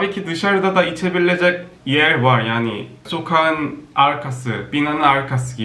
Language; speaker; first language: Turkish; non-native, learner; Korean